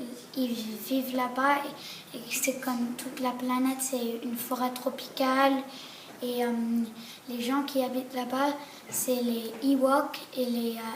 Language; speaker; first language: French; early bilingual, heritage; French